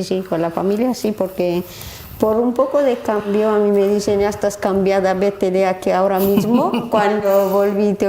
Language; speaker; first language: Spanish; non-native, learner; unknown